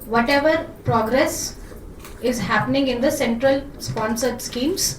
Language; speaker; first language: English; non-native, local second language; Telugu